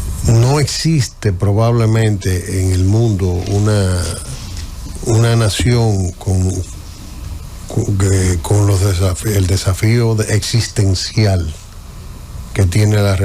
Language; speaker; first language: Spanish; native; Spanish